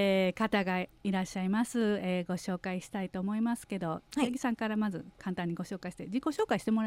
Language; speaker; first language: Japanese; native; Japanese